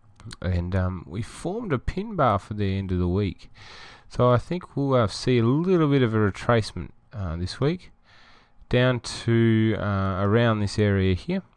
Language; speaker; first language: English; native; English